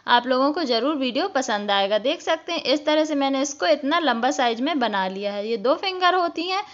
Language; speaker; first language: Hindi; native; Hindi